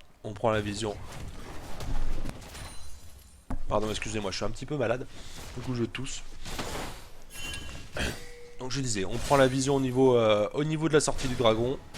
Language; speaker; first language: French; native; French